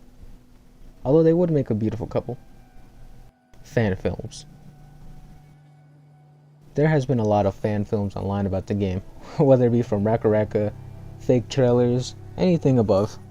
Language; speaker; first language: English; native; English